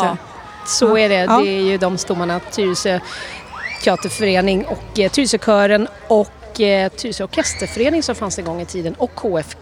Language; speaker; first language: Swedish; native; Swedish